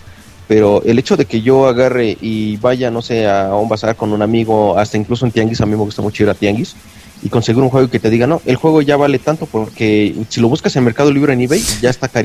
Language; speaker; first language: Spanish; native; Spanish